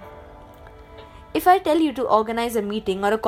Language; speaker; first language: English; non-native, local second language; Hindi